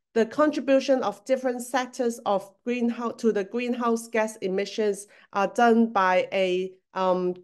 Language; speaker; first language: English; non-native, local second language; Cantonese